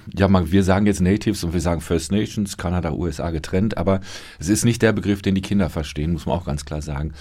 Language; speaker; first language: German; native; German